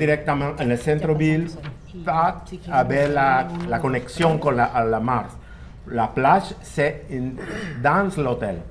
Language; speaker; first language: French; non-native, learner; Spanish